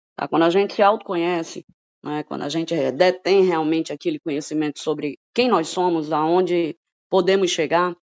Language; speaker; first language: Portuguese; native; Portuguese